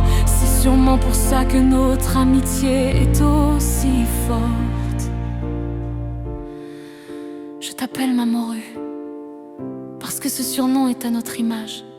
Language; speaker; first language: French; native; French